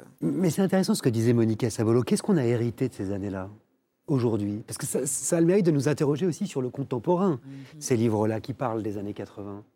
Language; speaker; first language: French; native; French